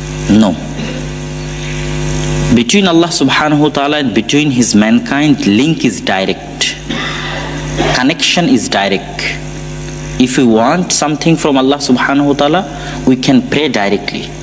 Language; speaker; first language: English; non-native, local second language; Bangla